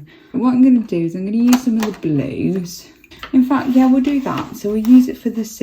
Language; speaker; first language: English; native; English